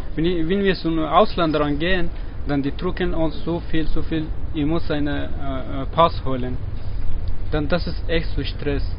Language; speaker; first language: German; non-native, learner; Persian